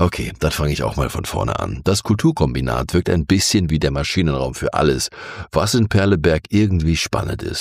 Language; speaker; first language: German; native; German